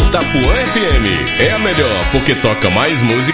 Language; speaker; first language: Portuguese; native; Portuguese